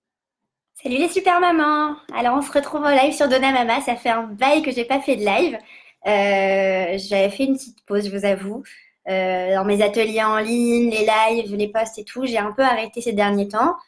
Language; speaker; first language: French; native; French